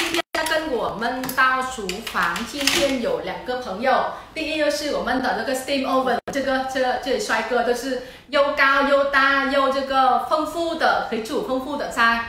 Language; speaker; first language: Chinese; non-native, fluent; Vietnamese